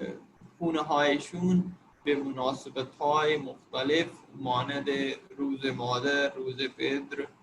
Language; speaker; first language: Persian; non-native, learner; Urdu